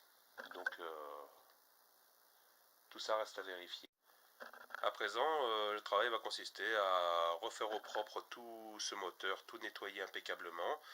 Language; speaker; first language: French; native; French